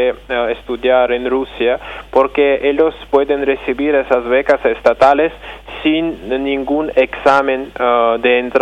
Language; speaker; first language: Spanish; non-native, fluent; Russian